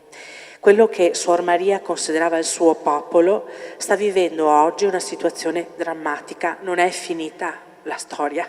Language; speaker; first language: Italian; native; Italian